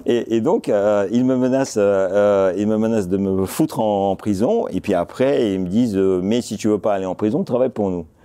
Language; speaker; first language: French; non-native, fluent; Russian